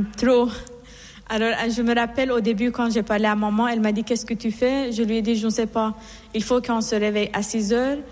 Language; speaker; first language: French; non-native, fluent; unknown